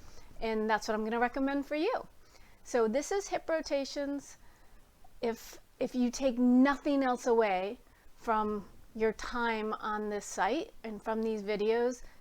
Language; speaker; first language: English; native; English